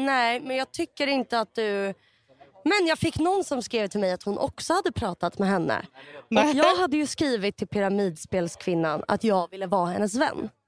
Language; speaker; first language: Swedish; native; Swedish